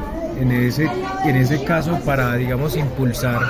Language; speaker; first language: Spanish; native; Spanish